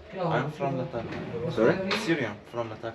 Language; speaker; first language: English; non-native, learner; Arabic